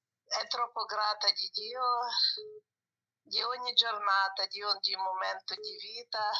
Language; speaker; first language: Italian; non-native, learner; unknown